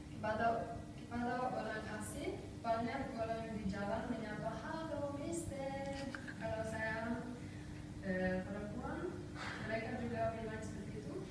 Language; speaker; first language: Indonesian; non-native, learner; Norwegian